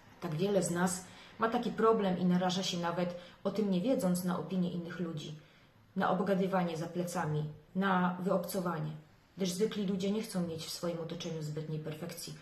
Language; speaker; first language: Polish; native; Polish